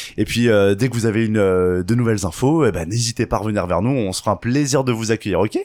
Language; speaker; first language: French; native; French